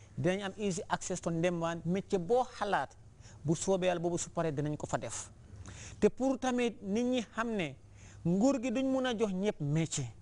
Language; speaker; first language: Wolof; non-native, local second language; Fula